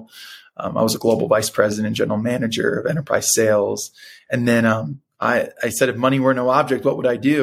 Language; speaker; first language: English; early bilingual, other home language; Spanish